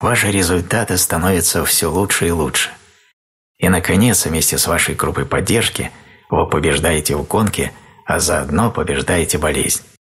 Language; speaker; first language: Russian; native; Russian